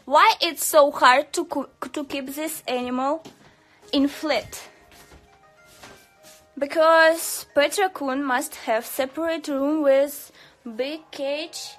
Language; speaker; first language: English; non-native, learner; Russian